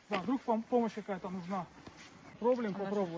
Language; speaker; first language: Russian; native; Russian